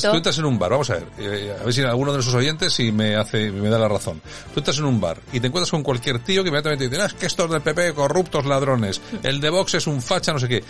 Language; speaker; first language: Spanish; native; Spanish